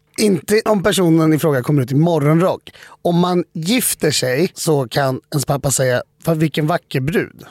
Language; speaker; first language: Swedish; native; Swedish